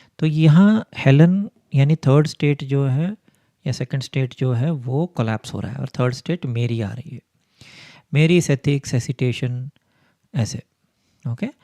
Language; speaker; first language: Hindi; non-native, local second language; Telugu